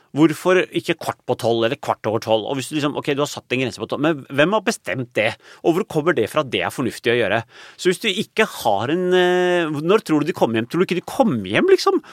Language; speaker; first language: Norwegian; early bilingual, other home language; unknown